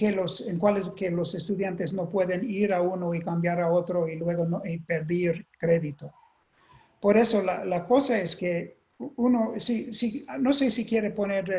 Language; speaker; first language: Spanish; non-native, fluent; English